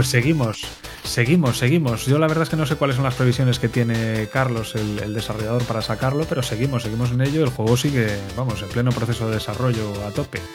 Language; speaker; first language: Spanish; native; Spanish